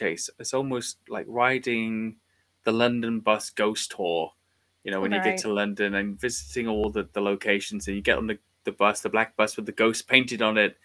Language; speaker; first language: English; native; English